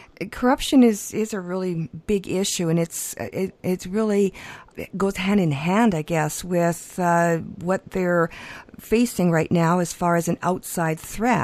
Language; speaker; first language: English; early bilingual, other home language; Ukrainian